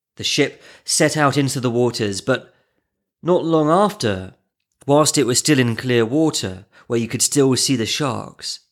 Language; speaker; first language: English; native; English